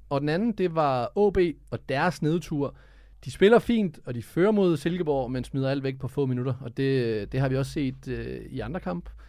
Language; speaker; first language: Danish; early bilingual, other home language; Serbian